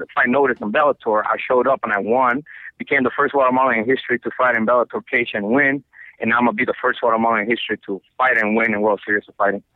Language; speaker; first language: English; non-native, fluent; Spanish